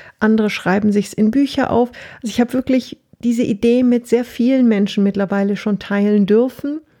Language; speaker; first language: German; native; German